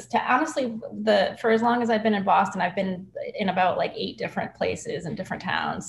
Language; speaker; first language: English; native; English